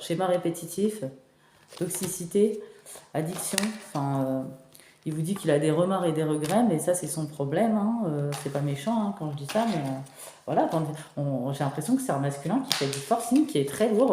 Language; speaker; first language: French; native; French